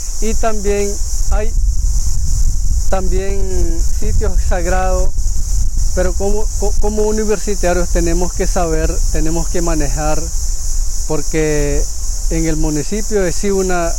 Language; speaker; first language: Spanish; non-native, local second language; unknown